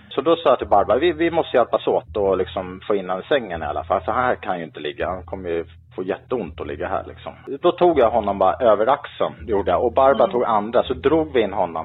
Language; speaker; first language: Swedish; native; Swedish